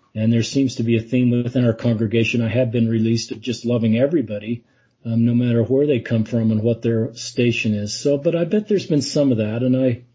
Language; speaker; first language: English; native; English